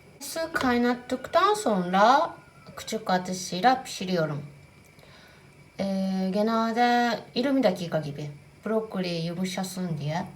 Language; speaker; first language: Turkish; non-native, fluent; Japanese